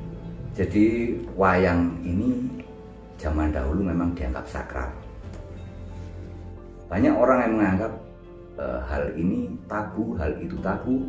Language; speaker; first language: Indonesian; non-native, local second language; Javanese